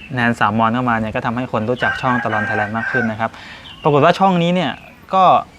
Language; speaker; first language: Thai; native; Thai